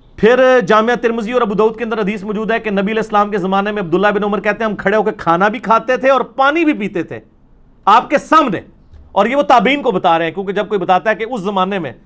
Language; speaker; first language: Urdu; native; Urdu